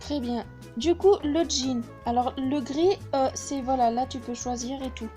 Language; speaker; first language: French; native; French